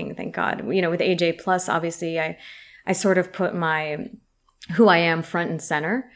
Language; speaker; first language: English; early bilingual, other home language; Arabic